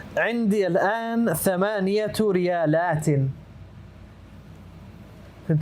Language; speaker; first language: Arabic; non-native, fluent; English